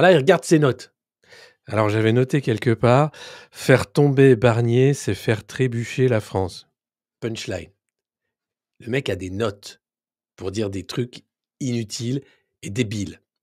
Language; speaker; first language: French; native; French